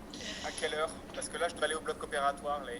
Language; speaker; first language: French; native; French